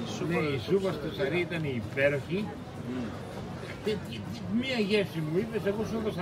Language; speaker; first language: Greek; early bilingual, heritage; English